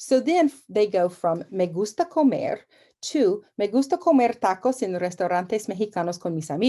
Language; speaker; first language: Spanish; non-native, fluent; English